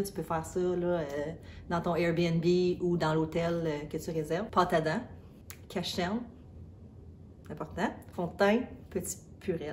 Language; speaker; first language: French; native; French